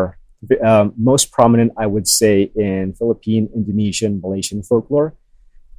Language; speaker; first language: English; non-native, local second language; Filipino